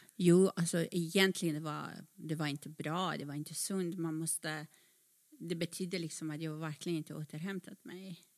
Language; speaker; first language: Swedish; non-native, fluent; Persian